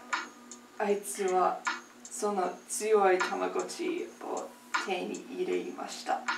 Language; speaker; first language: Japanese; non-native, learner; English